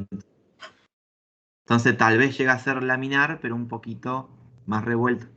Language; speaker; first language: Spanish; native; Spanish